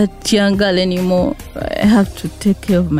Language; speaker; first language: English; non-native, local second language; Ganda